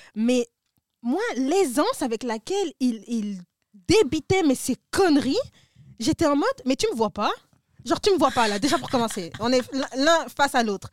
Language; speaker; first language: French; native; French